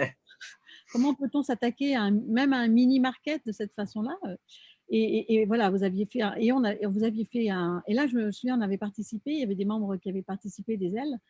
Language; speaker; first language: French; native; French